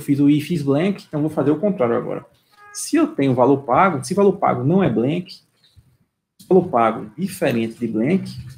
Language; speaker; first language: Portuguese; native; Portuguese